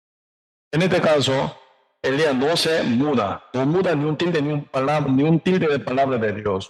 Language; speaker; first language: Spanish; non-native, learner; Korean